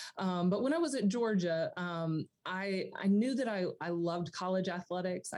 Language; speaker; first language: English; native; English